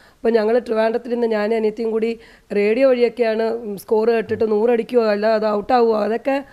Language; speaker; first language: Malayalam; native; Malayalam